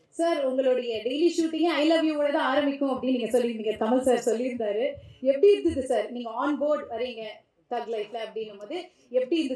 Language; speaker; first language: Tamil; native; Tamil